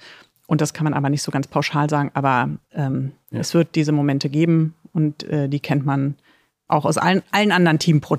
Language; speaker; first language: German; native; German